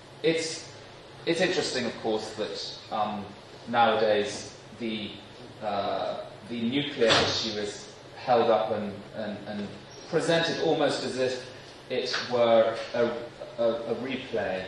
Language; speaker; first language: English; native; English